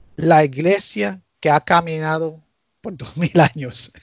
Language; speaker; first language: Spanish; early bilingual, heritage; Spanish